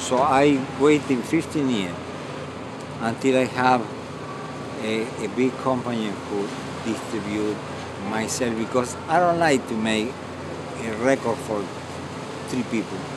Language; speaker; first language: English; non-native, fluent; Spanish